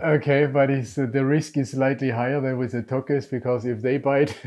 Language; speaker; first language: English; non-native, fluent; German